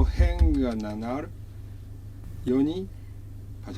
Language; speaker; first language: Korean; non-native, learner; Japanese